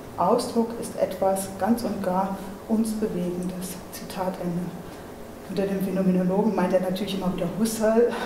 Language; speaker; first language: German; native; German